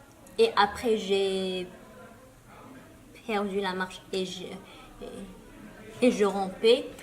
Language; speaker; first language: French; early bilingual, other home language; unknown